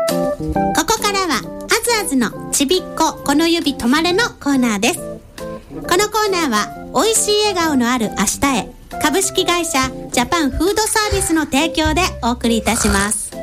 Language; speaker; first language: Japanese; native; Japanese